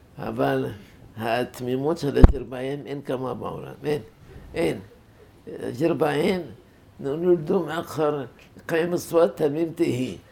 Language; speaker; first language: Hebrew; non-native, fluent; Arabic